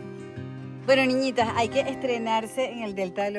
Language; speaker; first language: Spanish; native; Spanish